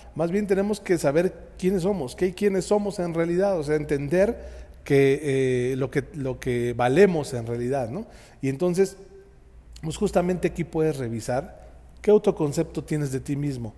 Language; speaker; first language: Spanish; native; Spanish